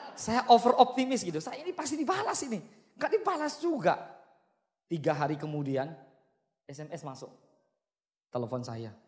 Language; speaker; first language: Indonesian; native; Indonesian